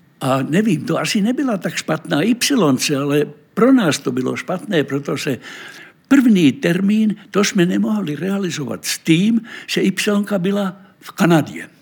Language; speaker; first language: Czech; non-native, fluent; Finnish